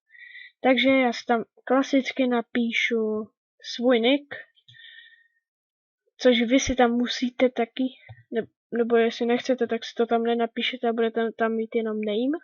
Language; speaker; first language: Czech; native; Czech